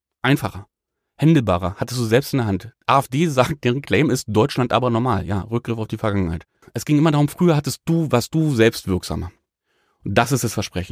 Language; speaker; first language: German; native; German